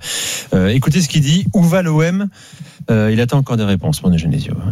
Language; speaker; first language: French; native; French